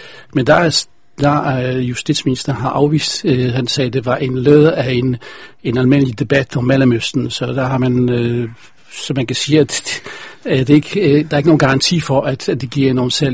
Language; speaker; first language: Danish; non-native, fluent; Polish